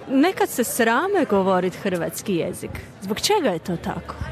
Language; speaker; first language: Croatian; native; Croatian